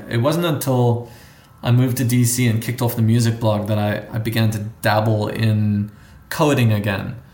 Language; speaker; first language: English; native; English